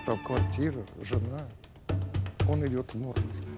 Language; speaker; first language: Russian; native; Russian